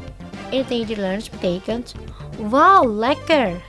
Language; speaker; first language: Dutch; non-native, learner; Indonesian